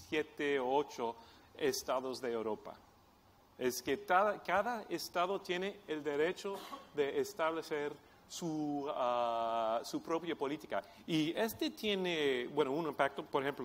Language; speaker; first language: Spanish; non-native, fluent; English